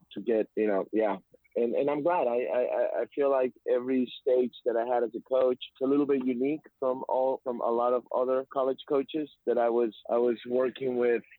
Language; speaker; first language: English; non-native, fluent; Spanish